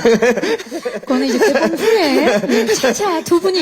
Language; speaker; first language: Korean; native; Korean